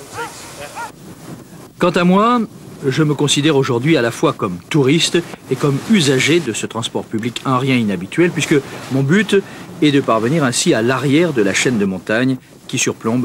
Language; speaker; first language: French; native; French